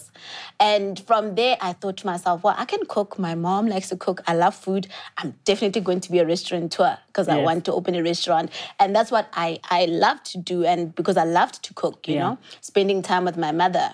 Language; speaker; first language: English; non-native, local second language; Southern Sotho